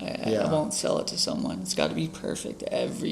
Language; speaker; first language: English; native; English